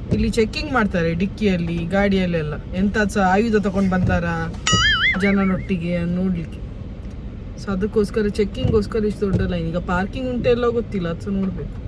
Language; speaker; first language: Kannada; non-native, local second language; Tulu